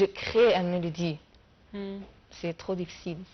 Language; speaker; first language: French; non-native, fluent; Arabic